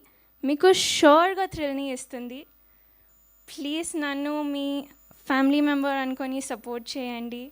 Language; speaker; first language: Telugu; non-native, learner; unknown